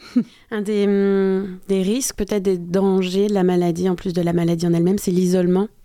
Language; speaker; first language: French; native; French